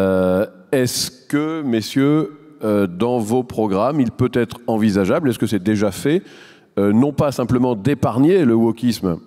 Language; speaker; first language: French; native; French